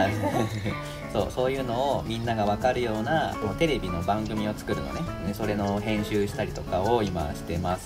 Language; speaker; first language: Japanese; native; Japanese